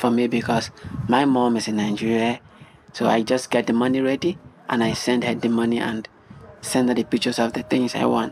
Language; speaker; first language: English; non-native, local second language; Igbo